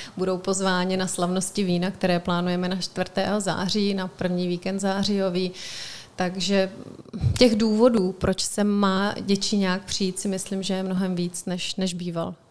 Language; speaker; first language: Czech; native; Czech